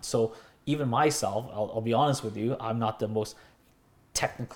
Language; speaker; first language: English; native; English